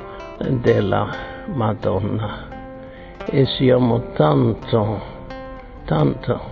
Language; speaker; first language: Italian; non-native, fluent; German